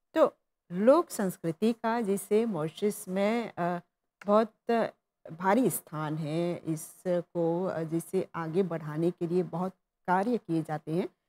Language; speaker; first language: Hindi; non-native, local second language; Morisyen